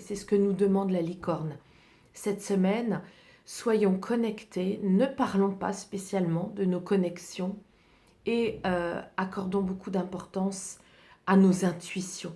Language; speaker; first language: French; native; French